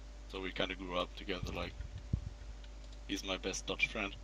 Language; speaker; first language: English; non-native, fluent; German